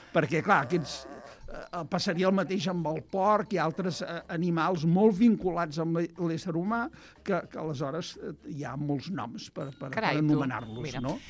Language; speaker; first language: Catalan; native; Catalan